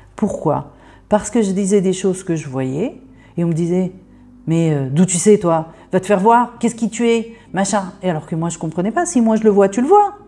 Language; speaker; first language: French; native; French